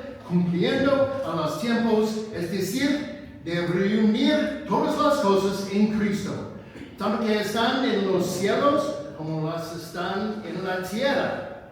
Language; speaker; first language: Spanish; non-native, fluent; English